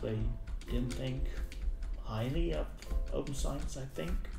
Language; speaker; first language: English; non-native, fluent; German